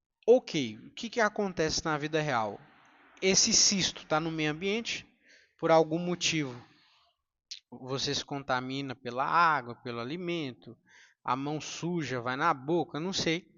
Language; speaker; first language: Portuguese; native; Portuguese